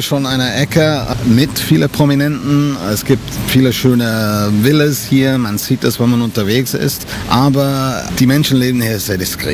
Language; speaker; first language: German; non-native, fluent; English